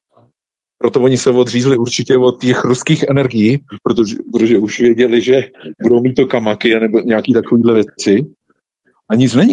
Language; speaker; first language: Czech; native; Czech